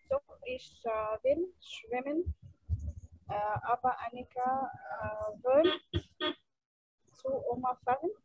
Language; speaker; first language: German; non-native, learner; Arabic